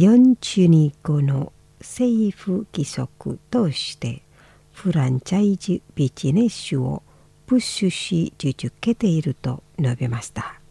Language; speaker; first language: Japanese; non-native, fluent; Indonesian